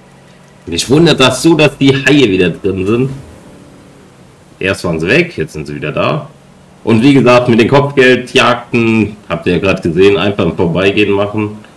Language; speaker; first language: German; native; German